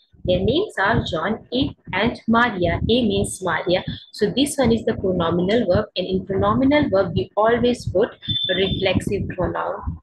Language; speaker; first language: English; non-native, local second language; Hindi